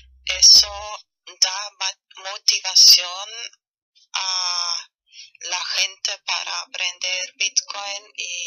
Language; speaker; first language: Spanish; non-native, learner; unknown